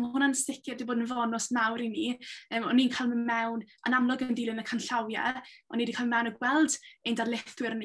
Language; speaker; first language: Welsh; native; Welsh